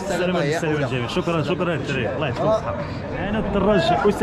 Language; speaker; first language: Arabic; native; Arabic